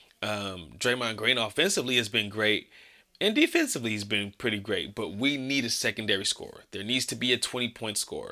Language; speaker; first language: English; native; English